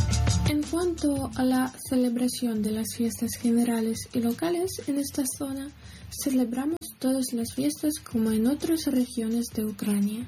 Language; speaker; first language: Spanish; non-native, learner; Ukrainian